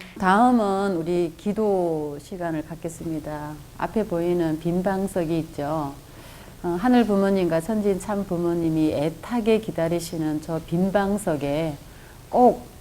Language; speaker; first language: Korean; native; Korean